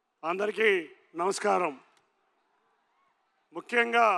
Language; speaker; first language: Telugu; native; Telugu